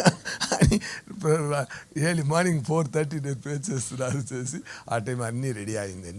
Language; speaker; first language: Telugu; non-native, fluent; Tamil